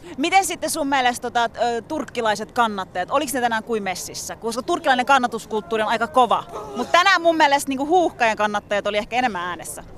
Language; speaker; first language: Finnish; early bilingual, other home language; Turkish